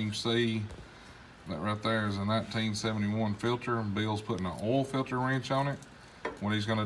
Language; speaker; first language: English; native; English